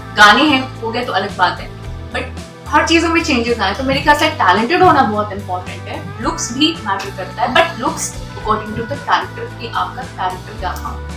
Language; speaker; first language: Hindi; native; Hindi